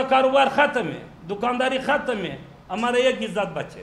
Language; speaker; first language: Urdu; non-native, learner; Pashto